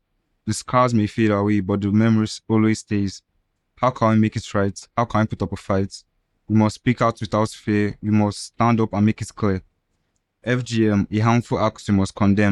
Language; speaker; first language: English; non-native, local second language; Igbo